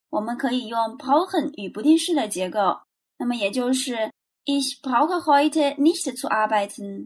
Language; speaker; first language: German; non-native, fluent; Chinese